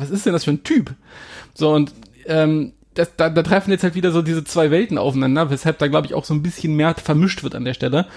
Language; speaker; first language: German; native; German